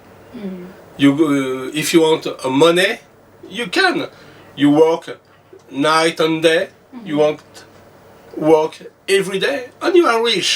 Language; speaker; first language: English; non-native, learner; French